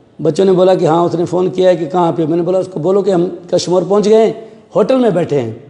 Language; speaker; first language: Urdu; non-native, local second language; Sindhi